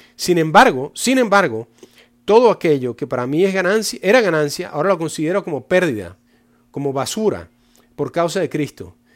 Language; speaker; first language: Spanish; non-native, fluent; English